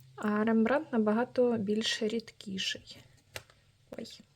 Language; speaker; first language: Ukrainian; native; Ukrainian